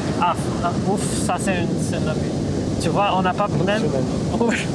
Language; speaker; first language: French; non-native, fluent; Portuguese